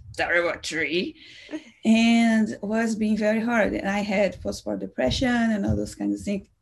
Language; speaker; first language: English; non-native, fluent; Portuguese